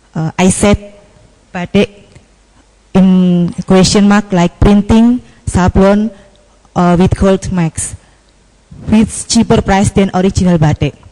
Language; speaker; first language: English; non-native, learner; Indonesian